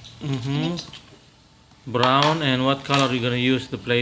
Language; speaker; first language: English; non-native, fluent; Indonesian